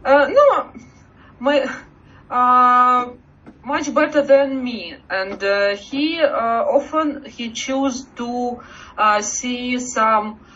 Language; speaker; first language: English; non-native, learner; Russian